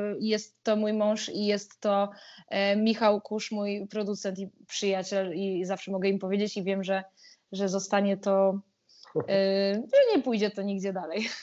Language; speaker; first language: Polish; native; Polish